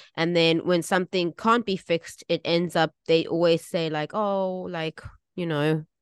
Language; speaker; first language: English; native; English